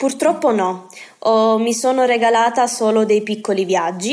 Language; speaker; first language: Italian; native; Italian